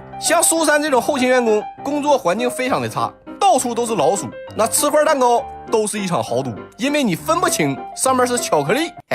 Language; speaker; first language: Chinese; native; Chinese